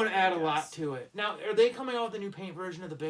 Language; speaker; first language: English; native; English